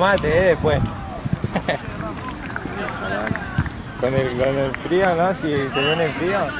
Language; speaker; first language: Spanish; native; Spanish